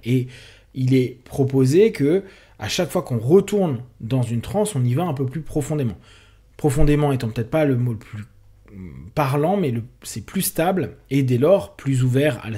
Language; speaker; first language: French; native; French